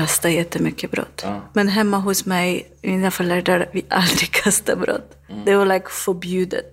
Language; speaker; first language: Swedish; non-native, learner; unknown